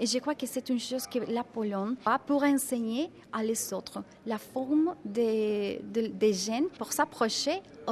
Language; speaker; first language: French; non-native, fluent; Spanish